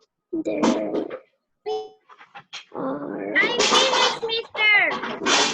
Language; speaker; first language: English; non-native, learner; Spanish